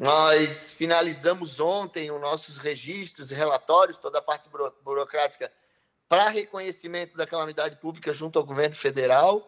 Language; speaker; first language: Portuguese; native; Portuguese